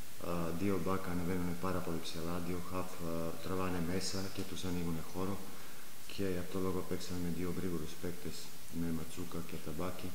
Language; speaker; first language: Greek; non-native, fluent; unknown